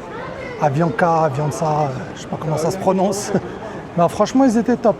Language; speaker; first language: French; native; French